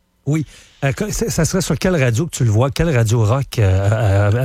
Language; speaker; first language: French; native; French